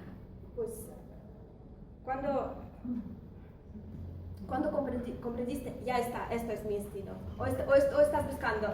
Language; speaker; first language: Spanish; non-native, learner; Russian